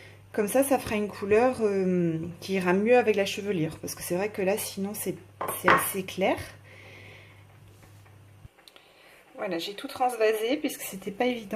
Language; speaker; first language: French; native; French